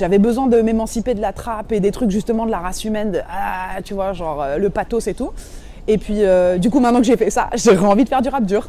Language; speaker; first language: French; native; French